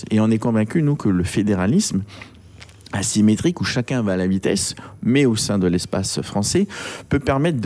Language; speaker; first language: French; native; French